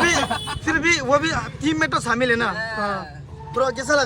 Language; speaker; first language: Hindi; non-native, local second language; Bangla